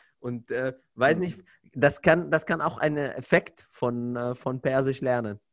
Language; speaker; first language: German; non-native, fluent; Arabic